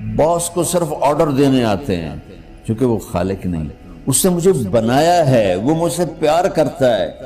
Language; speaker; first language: Urdu; non-native, local second language; Punjabi